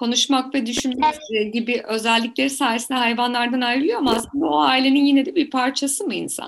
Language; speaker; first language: Turkish; native; Turkish